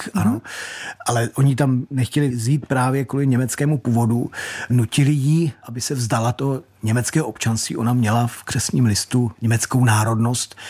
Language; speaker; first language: Czech; native; Czech